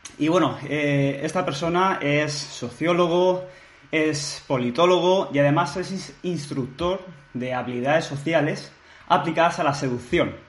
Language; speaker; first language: Spanish; native; Spanish